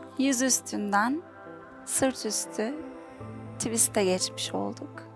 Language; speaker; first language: Turkish; native; Turkish